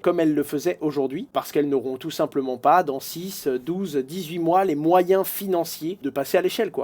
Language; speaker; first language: French; native; French